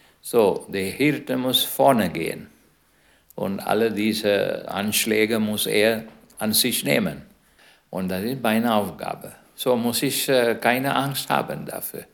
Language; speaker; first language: German; non-native, learner; Sinhala